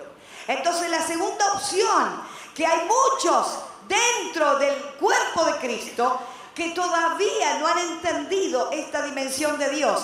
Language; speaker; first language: Spanish; native; Spanish